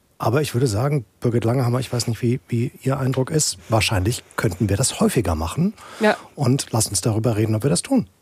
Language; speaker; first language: German; native; German